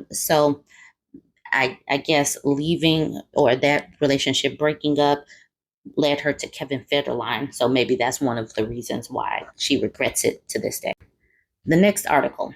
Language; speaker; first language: English; native; English